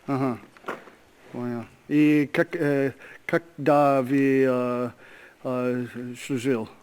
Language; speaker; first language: Russian; non-native, learner; English